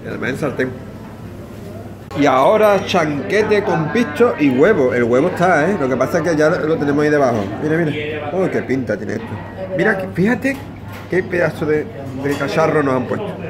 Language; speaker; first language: Spanish; native; Spanish